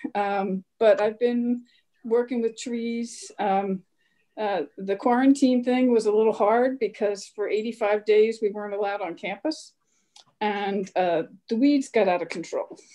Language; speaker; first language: English; native; English